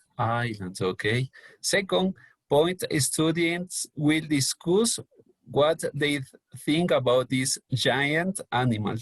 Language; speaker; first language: English; non-native, learner; Spanish